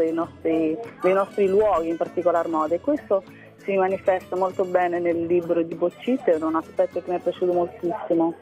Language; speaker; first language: Italian; non-native, fluent; Kabuverdianu